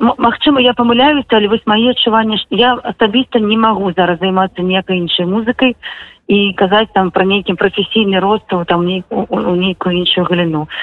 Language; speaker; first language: Belarusian; non-native, local second language; Russian